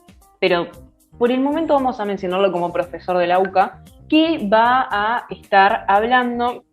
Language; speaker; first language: Spanish; native; Spanish